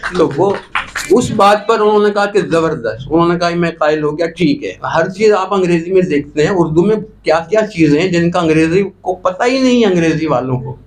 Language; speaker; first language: Urdu; non-native, local second language; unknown